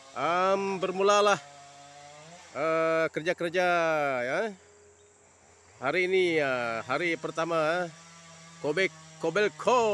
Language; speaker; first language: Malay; non-native, local second language; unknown